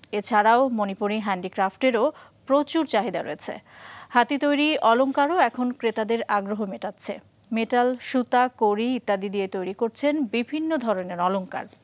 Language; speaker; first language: Bangla; native; Bangla